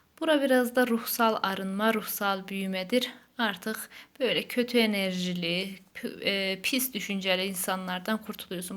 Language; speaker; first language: Turkish; native; Turkish